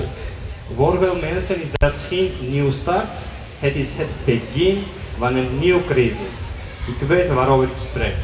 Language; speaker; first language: Dutch; non-native, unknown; Georgian